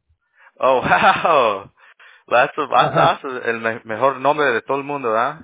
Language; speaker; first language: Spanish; early bilingual, heritage; Spanish